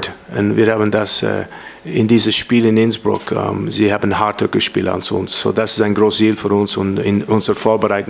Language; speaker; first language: German; non-native, learner; English